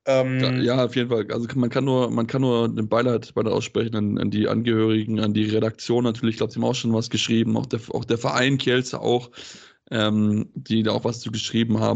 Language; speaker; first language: German; native; German